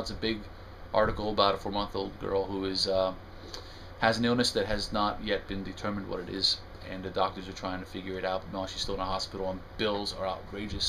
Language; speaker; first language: English; native; English